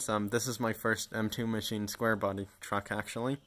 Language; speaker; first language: English; native; English